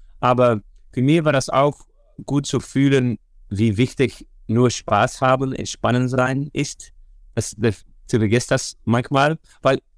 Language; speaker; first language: German; non-native, learner; Dutch